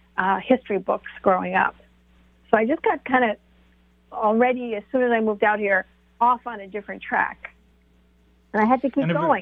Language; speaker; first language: English; native; English